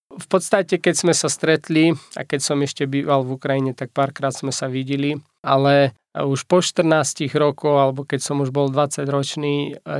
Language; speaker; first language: Slovak; non-native, fluent; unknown